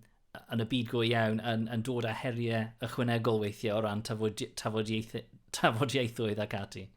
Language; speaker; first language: Welsh; non-native, local second language; English